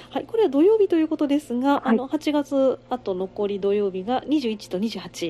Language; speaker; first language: Japanese; native; Japanese